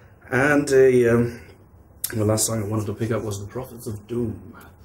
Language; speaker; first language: English; non-native, fluent; German